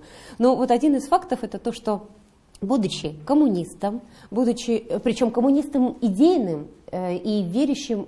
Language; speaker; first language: Russian; native; Russian